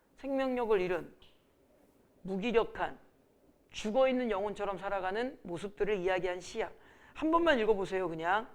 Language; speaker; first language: Korean; native; Korean